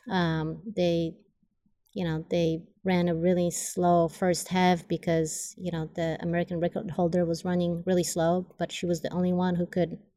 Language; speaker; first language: English; non-native, fluent; Polish